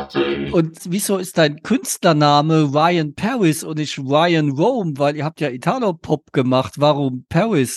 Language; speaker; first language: German; native; German